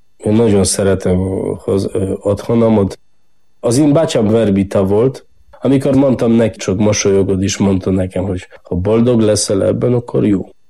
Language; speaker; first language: Hungarian; non-native, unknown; Polish